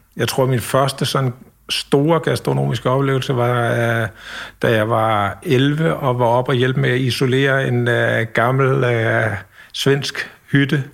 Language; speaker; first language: Danish; native; Danish